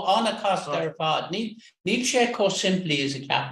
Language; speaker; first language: Irish; non-native, local second language; English